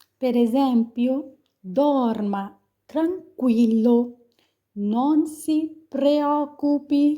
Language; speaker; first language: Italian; non-native, fluent; Punjabi